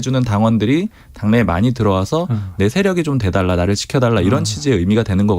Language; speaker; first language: Korean; native; Korean